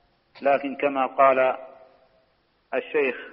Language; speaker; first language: Arabic; native; Arabic